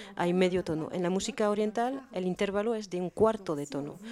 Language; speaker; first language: Spanish; non-native, fluent; French